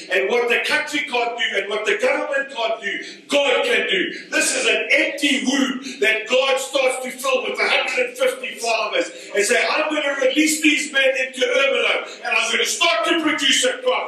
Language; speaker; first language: English; native; English